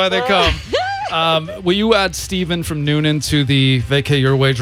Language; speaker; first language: English; native; English